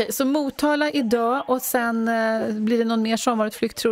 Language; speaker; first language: Swedish; native; Swedish